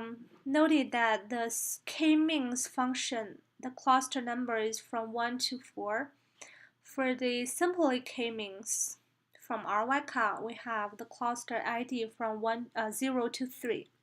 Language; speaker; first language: English; non-native, fluent; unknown